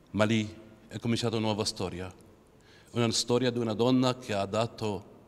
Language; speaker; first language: Italian; non-native, fluent; Arabic